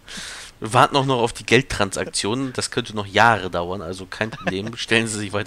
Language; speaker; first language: German; native; German